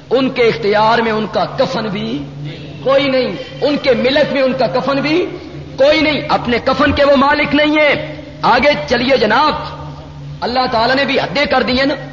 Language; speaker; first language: Urdu; non-native, local second language; Punjabi